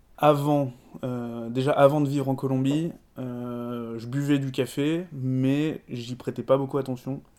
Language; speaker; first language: French; native; French